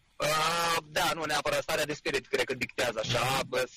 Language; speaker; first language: Romanian; native; Romanian